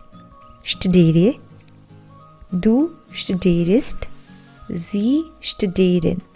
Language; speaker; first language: German; non-native, fluent; Punjabi